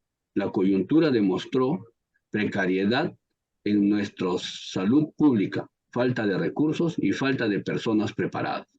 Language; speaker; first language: Spanish; native; Spanish